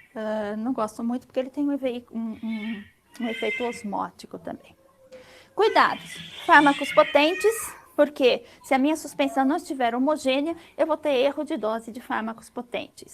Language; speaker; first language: Portuguese; native; Portuguese